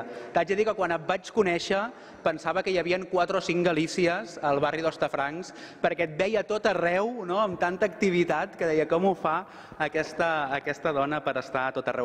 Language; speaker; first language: Catalan; native; Catalan